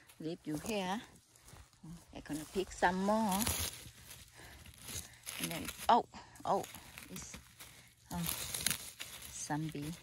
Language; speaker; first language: English; non-native, learner; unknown